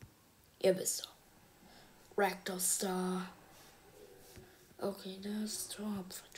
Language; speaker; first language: German; early bilingual, other home language; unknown